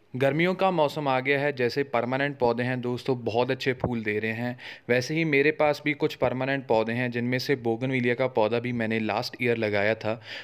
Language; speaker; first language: Hindi; native; Hindi